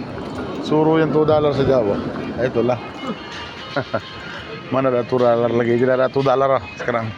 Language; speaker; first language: Indonesian; non-native, learner; Filipino